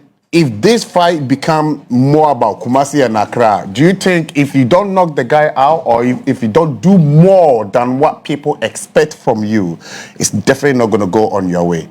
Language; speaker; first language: English; non-native, local second language; Akan